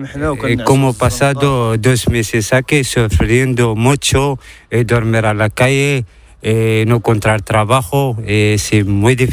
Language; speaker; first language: Spanish; non-native, learner; Arabic